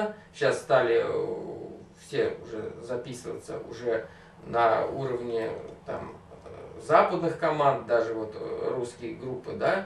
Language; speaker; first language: Russian; native; Russian